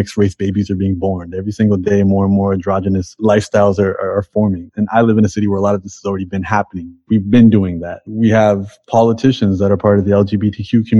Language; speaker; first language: English; native; English